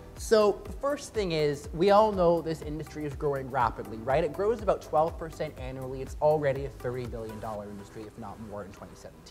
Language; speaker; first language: English; native; English